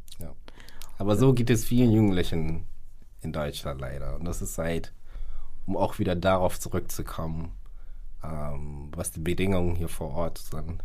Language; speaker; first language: German; early bilingual, other home language; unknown